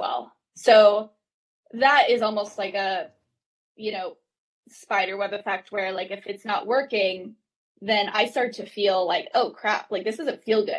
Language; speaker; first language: English; native; English